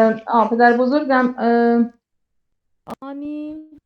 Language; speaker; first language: Persian; native; Persian